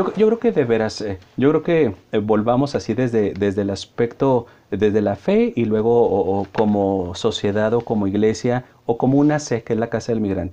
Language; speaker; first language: Spanish; native; Spanish